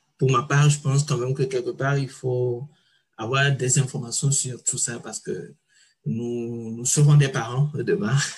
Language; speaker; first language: French; non-native, local second language; Ewe